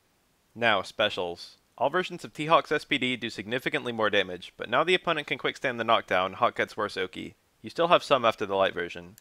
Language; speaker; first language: English; native; English